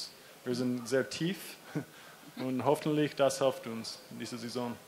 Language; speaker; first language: German; non-native, learner; English